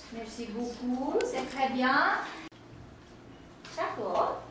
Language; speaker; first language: French; non-native, fluent; Uzbek